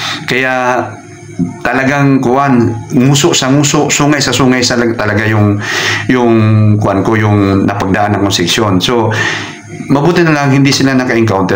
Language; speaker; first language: Filipino; non-native, local second language; Cebuano